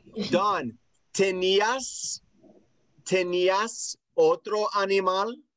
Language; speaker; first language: Spanish; non-native, fluent; English